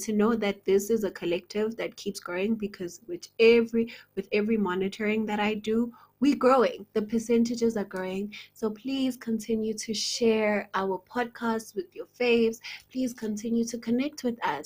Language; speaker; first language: English; non-native, local second language; Zulu